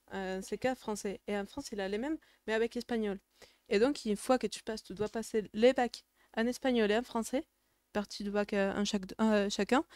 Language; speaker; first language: French; non-native, fluent; Spanish